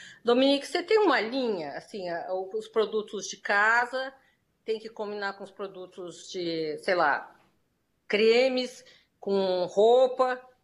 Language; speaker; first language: Portuguese; native; Portuguese